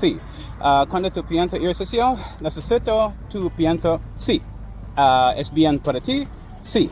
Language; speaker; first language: Spanish; non-native, learner; English